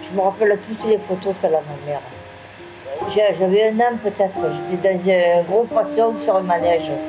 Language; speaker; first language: French; native; French